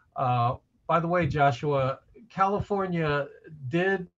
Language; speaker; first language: English; native; English